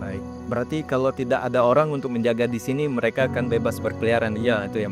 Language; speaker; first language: Indonesian; native; Indonesian